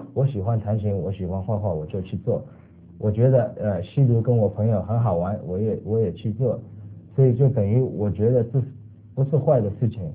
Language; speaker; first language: Chinese; early bilingual, other home language; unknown